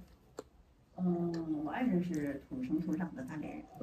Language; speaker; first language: Chinese; native; Chinese